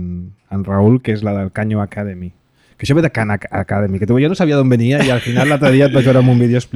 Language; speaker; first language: Catalan; native; Catalan